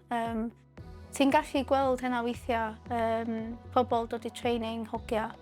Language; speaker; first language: Welsh; native; Welsh